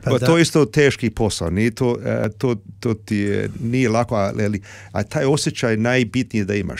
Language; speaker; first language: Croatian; early bilingual, heritage; Croatian